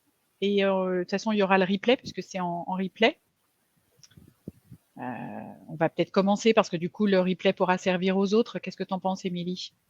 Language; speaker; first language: French; native; French